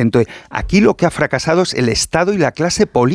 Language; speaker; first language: Spanish; native; Spanish